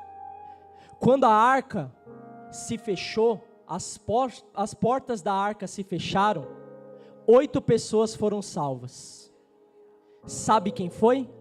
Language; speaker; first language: Portuguese; native; Portuguese